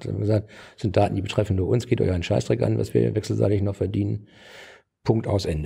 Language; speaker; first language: German; native; German